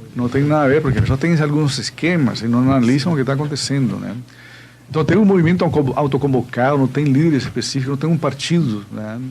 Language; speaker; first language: Portuguese; non-native, fluent; Spanish